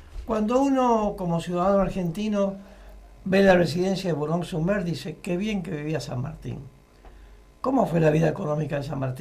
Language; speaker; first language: Spanish; native; Spanish